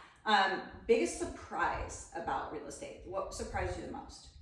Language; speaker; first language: English; native; English